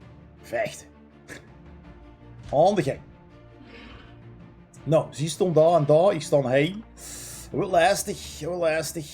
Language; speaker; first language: Dutch; native; Dutch